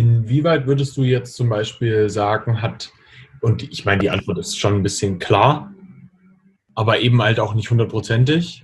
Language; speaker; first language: German; native; German